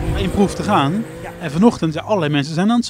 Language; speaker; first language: Dutch; native; Dutch